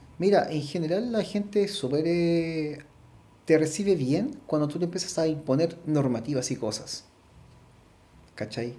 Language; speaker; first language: Spanish; native; Spanish